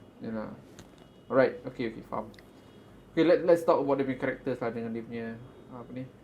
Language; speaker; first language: Malay; native; Malay